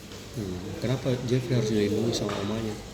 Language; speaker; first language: Indonesian; native; Indonesian